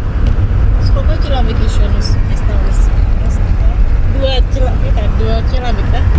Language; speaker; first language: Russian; non-native, learner; Indonesian